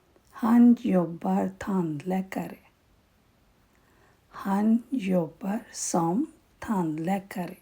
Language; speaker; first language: Swedish; non-native, fluent; Urdu